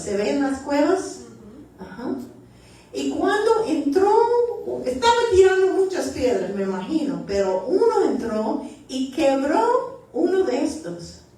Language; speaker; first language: Spanish; early bilingual, heritage; Spanish